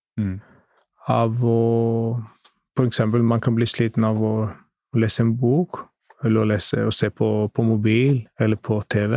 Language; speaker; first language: Norwegian; non-native, fluent; Greek